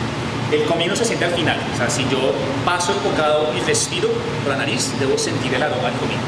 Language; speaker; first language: Spanish; native; Spanish